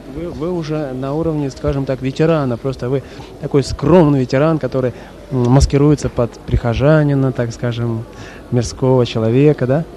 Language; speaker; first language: Russian; native; Russian